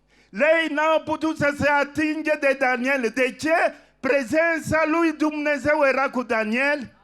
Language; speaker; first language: Romanian; non-native, fluent; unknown